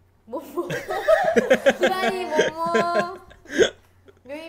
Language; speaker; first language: Korean; native; Korean